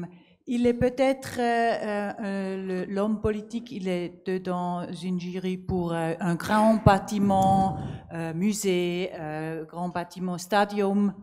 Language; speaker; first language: French; non-native, learner; German